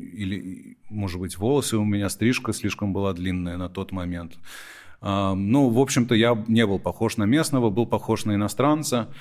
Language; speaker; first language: Russian; early bilingual, heritage; Russian